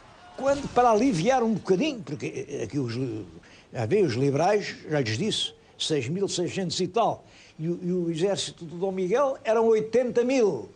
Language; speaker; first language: Portuguese; native; Portuguese